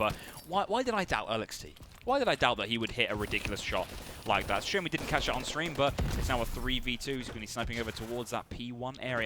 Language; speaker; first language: English; native; English